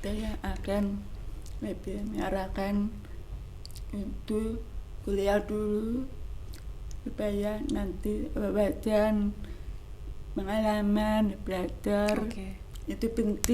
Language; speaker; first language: Indonesian; non-native, local second language; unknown